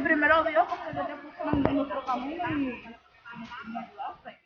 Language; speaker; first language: Spanish; non-native, learner; Haitian Creole